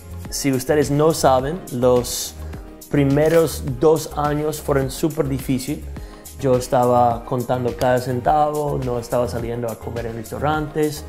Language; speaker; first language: Spanish; non-native, fluent; English